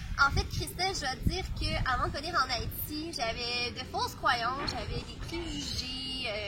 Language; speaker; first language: French; native; French